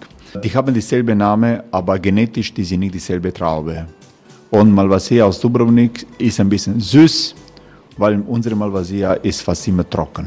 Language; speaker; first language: German; non-native, learner; Croatian